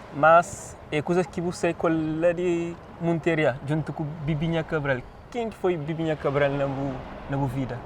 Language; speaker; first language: Portuguese; non-native, local second language; Kabuverdianu